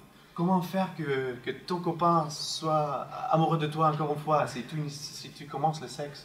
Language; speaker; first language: French; non-native, fluent; Spanish